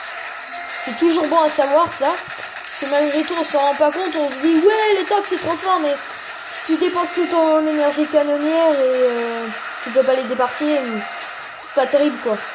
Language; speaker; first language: French; native; French